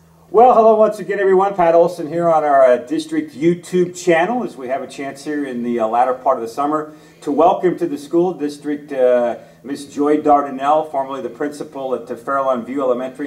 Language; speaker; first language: English; native; English